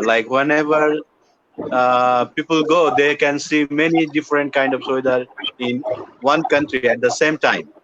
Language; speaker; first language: English; non-native, local second language; Bangla